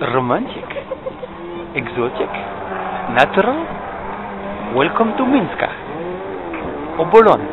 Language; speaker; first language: English; non-native, fluent; French